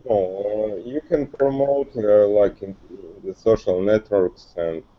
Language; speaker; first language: English; non-native, learner; Russian